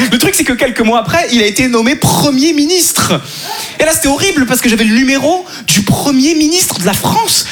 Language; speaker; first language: French; native; French